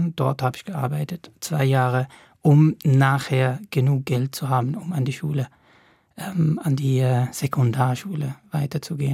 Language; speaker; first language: German; non-native, fluent; Arabic